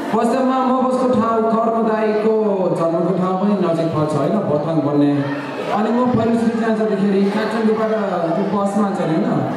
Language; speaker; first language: Nepali; non-native, fluent; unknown